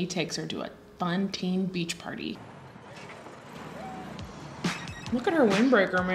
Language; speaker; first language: English; native; English